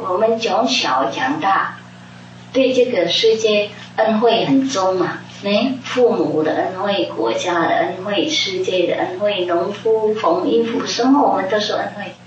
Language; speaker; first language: Chinese; non-native, fluent; Vietnamese